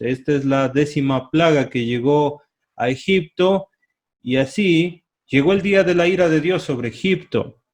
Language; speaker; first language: Spanish; native; Spanish